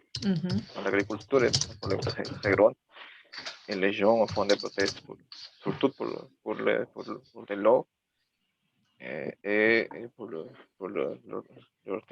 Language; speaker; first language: French; non-native, learner; Spanish